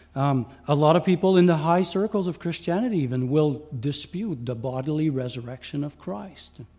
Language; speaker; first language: English; non-native, fluent; French